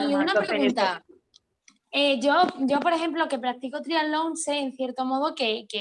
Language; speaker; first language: Spanish; native; Spanish